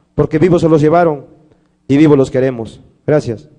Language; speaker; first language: Spanish; native; Spanish